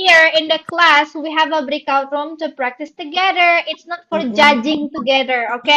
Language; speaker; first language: English; non-native, learner; Indonesian